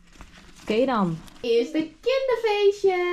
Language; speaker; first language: Dutch; native; Dutch